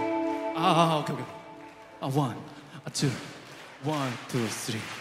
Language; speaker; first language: Japanese; non-native, fluent; Korean